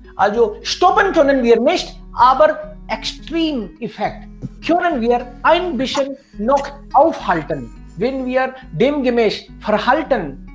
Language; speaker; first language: German; non-native, fluent; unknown